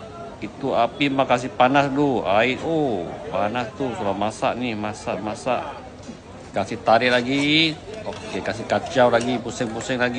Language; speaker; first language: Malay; non-native, local second language; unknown